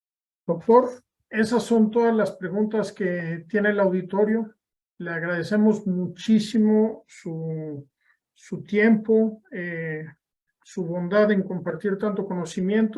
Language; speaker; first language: Spanish; native; Spanish